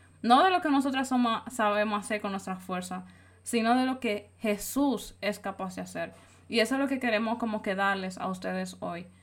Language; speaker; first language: Spanish; native; Spanish